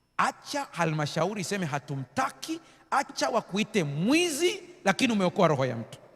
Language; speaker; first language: Swahili; native; Swahili